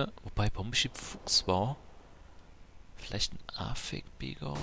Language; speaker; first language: German; native; German